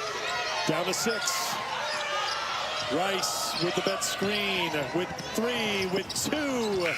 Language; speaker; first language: English; native; English